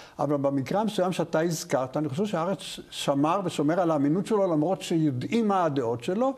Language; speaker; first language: Hebrew; native; Hebrew